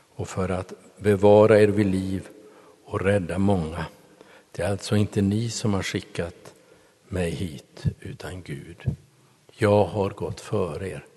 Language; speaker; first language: Swedish; native; Swedish